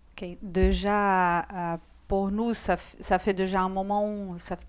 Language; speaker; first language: French; non-native, fluent; Portuguese